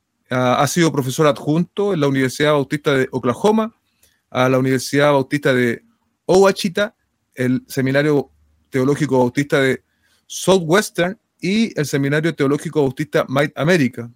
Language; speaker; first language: Spanish; native; Spanish